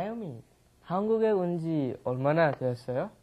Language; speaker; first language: Korean; non-native, learner; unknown